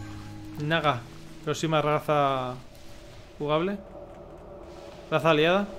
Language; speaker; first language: Spanish; native; Spanish